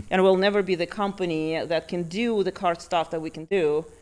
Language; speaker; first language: English; early bilingual, other home language; Russian